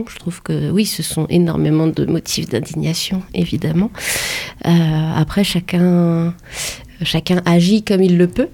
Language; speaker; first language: French; native; French